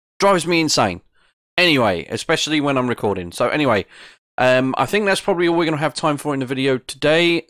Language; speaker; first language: English; native; English